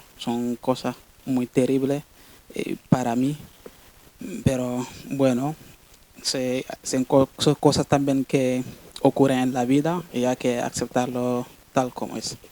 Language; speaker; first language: Spanish; non-native, fluent; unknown